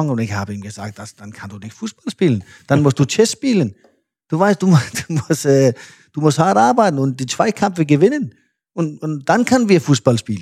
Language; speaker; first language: German; non-native, fluent; Danish